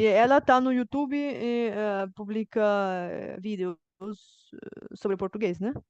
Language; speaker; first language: Portuguese; non-native, fluent; Bulgarian